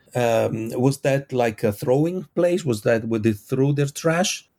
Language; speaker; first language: English; non-native, fluent; Italian